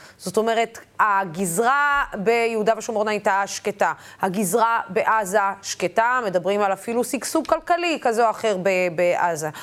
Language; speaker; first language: Hebrew; non-native, local second language; Arabic